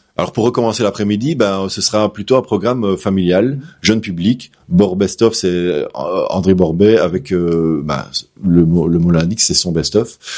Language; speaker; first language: French; native; French